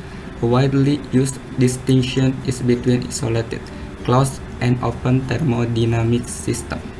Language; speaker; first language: English; non-native, learner; Indonesian